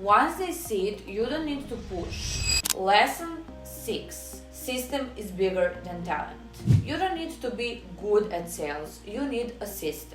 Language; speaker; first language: English; non-native, fluent; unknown